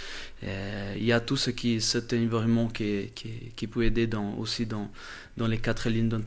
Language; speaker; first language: French; non-native, fluent; Portuguese